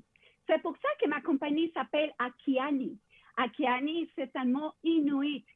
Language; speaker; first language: French; non-native, fluent; Spanish